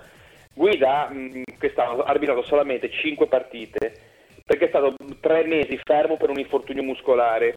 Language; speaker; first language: Italian; native; Italian